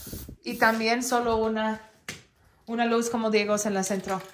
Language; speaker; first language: Spanish; non-native, learner; English